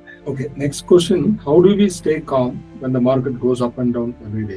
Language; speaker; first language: English; non-native, local second language; Tamil